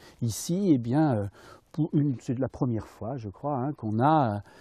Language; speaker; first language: French; native; French